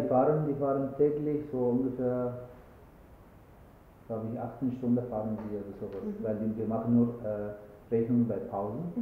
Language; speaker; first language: German; non-native, learner; Arabic